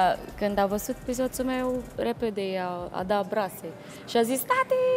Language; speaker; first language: Romanian; non-native, learner; Filipino